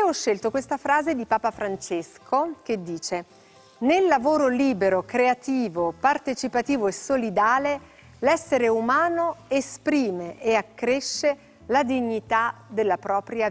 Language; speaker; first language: Italian; native; Italian